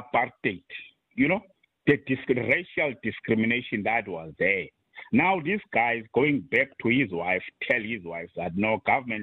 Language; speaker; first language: English; non-native, local second language; Xhosa